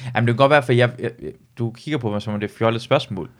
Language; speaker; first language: Danish; native; Danish